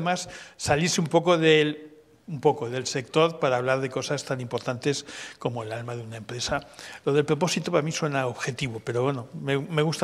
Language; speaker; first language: Spanish; native; Spanish